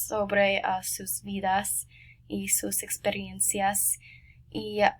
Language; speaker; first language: Spanish; non-native, learner; English